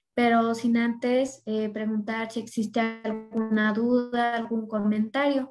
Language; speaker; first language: Spanish; non-native, local second language; Nahuatl languages